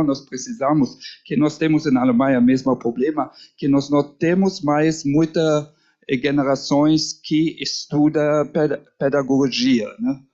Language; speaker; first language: Portuguese; non-native, learner; German